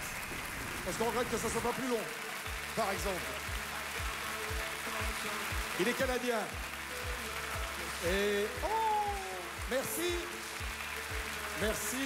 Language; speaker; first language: French; native; French